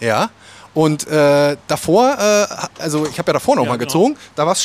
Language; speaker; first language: German; native; German